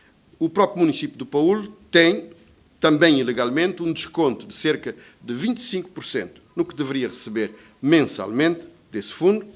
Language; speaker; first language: Portuguese; native; Portuguese